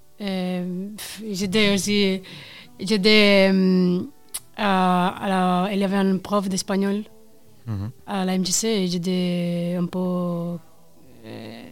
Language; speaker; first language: French; non-native, learner; Spanish